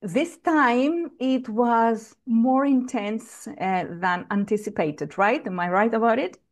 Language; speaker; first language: English; non-native, fluent; Greek